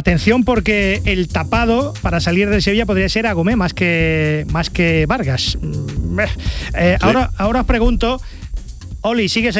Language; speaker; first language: Spanish; native; Spanish